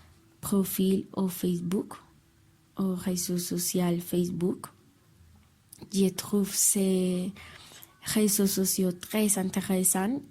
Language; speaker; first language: French; non-native, learner; Spanish